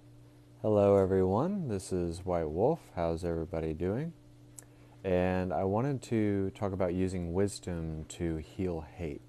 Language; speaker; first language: English; native; English